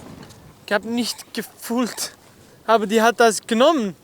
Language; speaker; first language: German; non-native, learner; Dutch